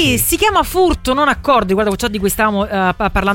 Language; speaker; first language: Italian; native; Italian